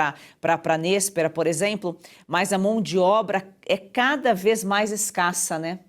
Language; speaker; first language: Portuguese; native; Portuguese